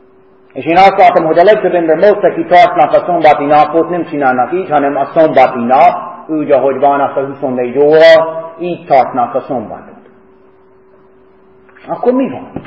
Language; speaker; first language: Hungarian; non-native, fluent; English